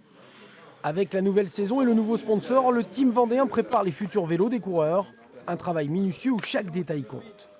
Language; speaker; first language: French; native; French